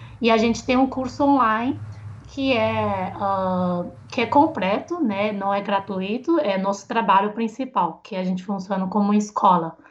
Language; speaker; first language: Portuguese; non-native, fluent; Chinese